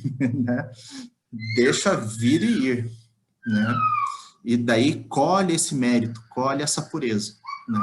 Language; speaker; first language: Portuguese; native; Portuguese